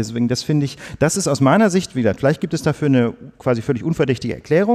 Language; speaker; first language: German; native; German